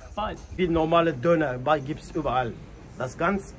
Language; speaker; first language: German; non-native, learner; Turkish